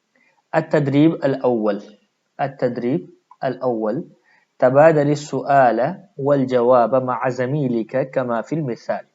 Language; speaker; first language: Arabic; non-native, fluent; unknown